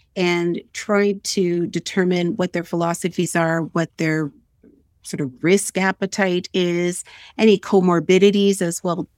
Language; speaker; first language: English; native; English